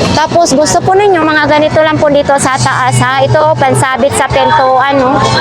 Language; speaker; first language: Filipino; non-native, local second language; Cebuano